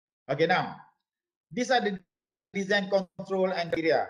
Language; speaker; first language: English; non-native, local second language; Malay